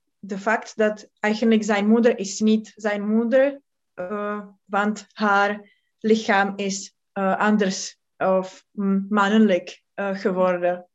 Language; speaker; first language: Dutch; non-native, learner; Czech